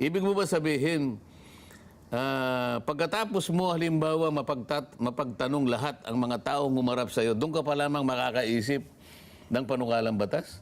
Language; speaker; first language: Filipino; native; Filipino